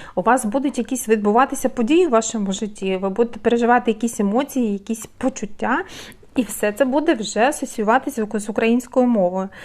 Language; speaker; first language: Ukrainian; non-native, local second language; Russian